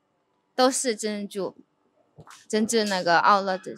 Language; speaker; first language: Chinese; non-native, fluent; Indonesian